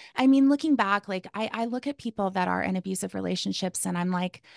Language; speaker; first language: English; native; English